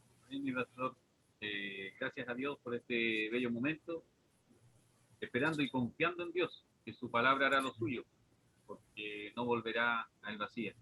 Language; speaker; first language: Spanish; native; Spanish